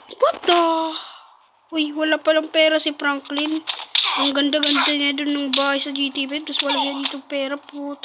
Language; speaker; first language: Filipino; non-native, local second language; Waray